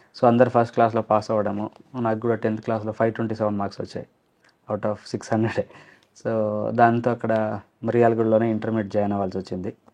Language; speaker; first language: Telugu; non-native, local second language; Lambadi